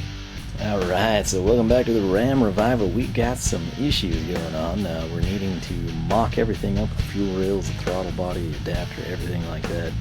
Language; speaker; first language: English; native; English